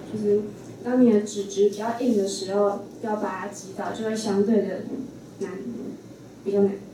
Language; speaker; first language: Chinese; native; Chinese